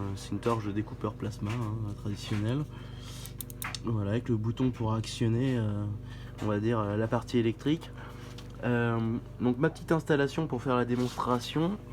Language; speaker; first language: French; native; French